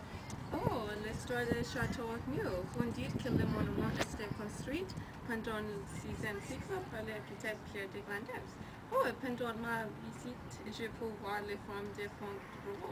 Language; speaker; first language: French; non-native, learner; English